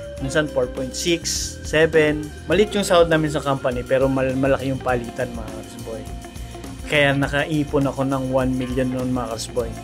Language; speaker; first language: Filipino; native; Filipino